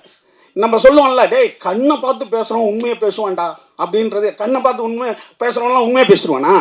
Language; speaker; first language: Tamil; native; Tamil